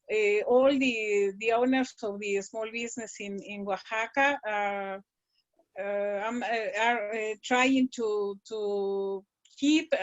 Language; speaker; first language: English; non-native, learner; Spanish